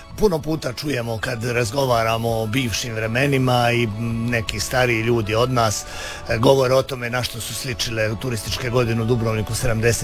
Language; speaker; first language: Croatian; native; Croatian